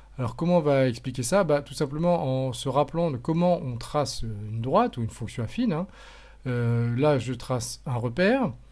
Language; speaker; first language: French; native; French